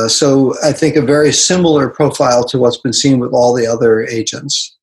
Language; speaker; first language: English; native; English